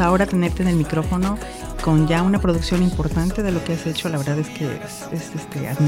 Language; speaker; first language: Spanish; native; Spanish